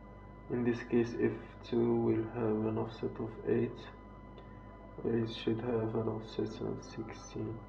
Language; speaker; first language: English; non-native, fluent; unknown